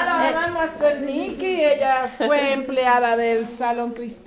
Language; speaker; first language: French; non-native, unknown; Spanish